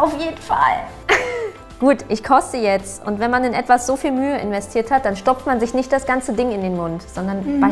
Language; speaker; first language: German; native; German